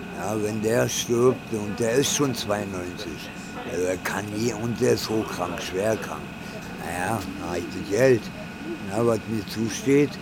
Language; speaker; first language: German; early bilingual, other home language; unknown